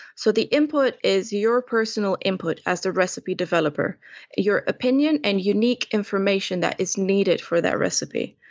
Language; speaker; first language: English; non-native, fluent; Romanian